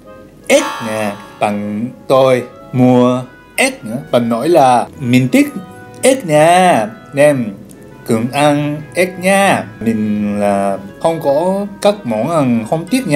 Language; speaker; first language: Vietnamese; non-native, learner; Japanese